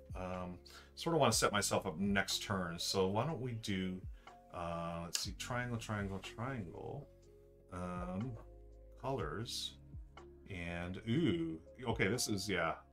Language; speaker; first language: English; native; English